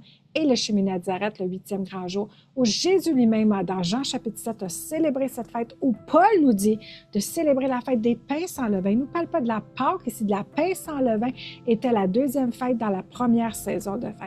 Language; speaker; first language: French; native; French